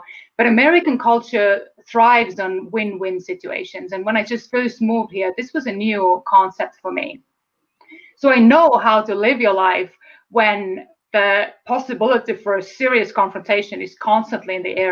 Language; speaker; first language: English; non-native, fluent; Estonian